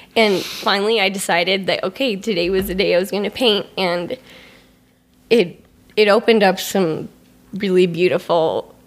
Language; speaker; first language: English; native; English